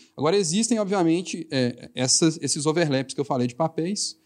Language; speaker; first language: Portuguese; native; Portuguese